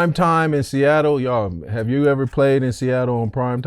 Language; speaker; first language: English; native; English